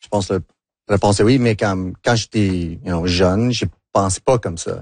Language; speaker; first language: French; non-native, local second language; English